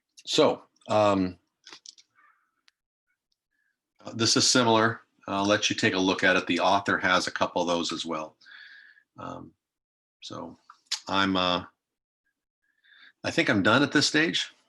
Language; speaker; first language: English; native; English